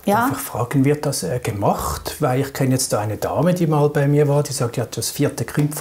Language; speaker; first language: German; native; German